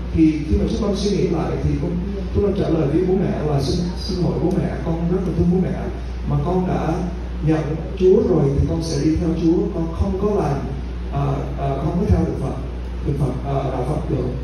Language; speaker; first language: Vietnamese; early bilingual, heritage; Vietnamese